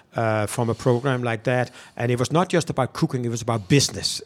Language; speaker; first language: English; non-native, fluent; Danish